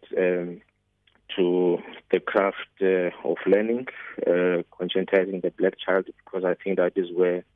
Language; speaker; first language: English; non-native, local second language; Xhosa